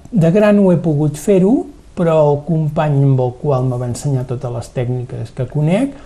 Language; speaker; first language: Catalan; native; Catalan